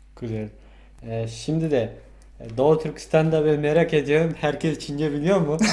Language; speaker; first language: Turkish; non-native, fluent; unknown